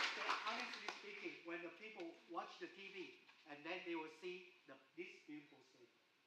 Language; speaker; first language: English; non-native, fluent; Chinese